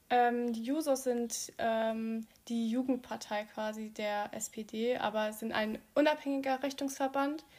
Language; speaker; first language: German; early bilingual, other home language; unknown